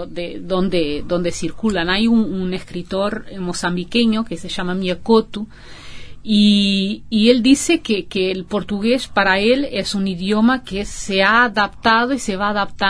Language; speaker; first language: Spanish; non-native, fluent; Portuguese